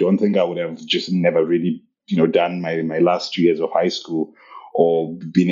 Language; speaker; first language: English; non-native, local second language; Shona